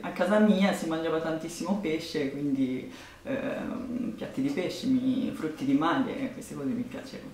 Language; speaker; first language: Italian; non-native, fluent; Japanese